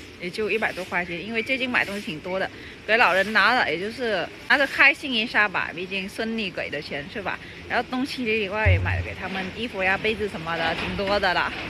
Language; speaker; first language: Chinese; non-native, fluent; Vietnamese